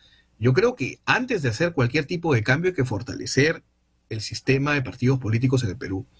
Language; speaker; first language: Spanish; native; Spanish